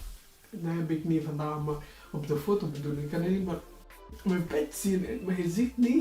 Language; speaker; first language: Dutch; early bilingual, other home language; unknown